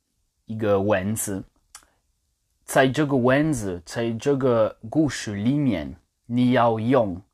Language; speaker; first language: Chinese; non-native, learner; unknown